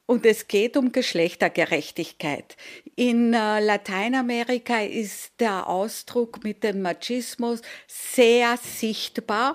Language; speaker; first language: German; early bilingual, other home language; Spanish